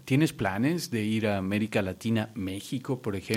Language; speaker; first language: Spanish; native; Spanish